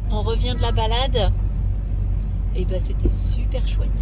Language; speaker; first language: French; native; French